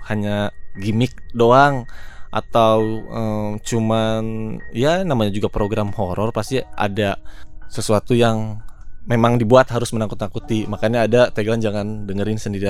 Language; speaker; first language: Indonesian; native; Indonesian